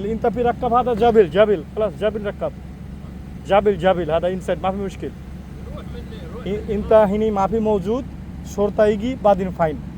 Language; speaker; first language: Arabic; non-native, learner; Bangla